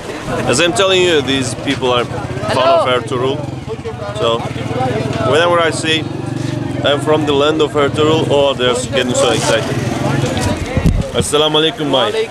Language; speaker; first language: English; non-native, fluent; Turkish